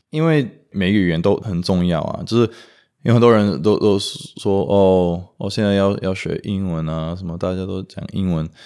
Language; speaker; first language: Chinese; non-native, fluent; Romanian